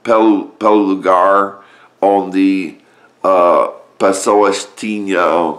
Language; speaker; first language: Portuguese; non-native, learner; English